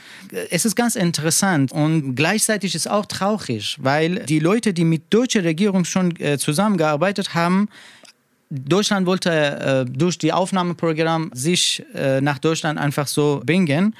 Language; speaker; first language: German; non-native, learner; Persian